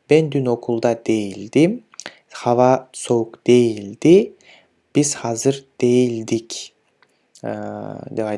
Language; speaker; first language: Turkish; non-native, fluent; Kyrgyz